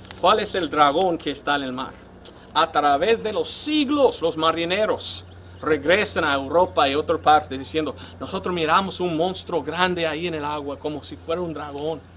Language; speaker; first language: Spanish; non-native, fluent; English